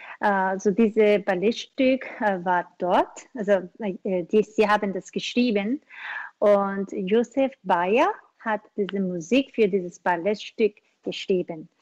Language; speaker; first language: German; non-native, learner; Korean